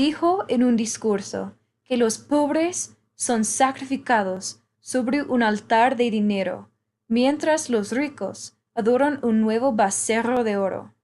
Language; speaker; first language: Spanish; non-native, fluent; English